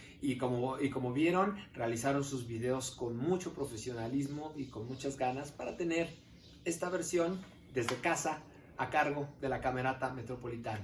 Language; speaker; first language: Spanish; native; Spanish